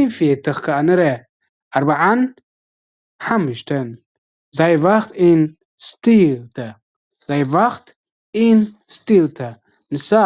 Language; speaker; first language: Dutch; non-native, fluent; Tigrinya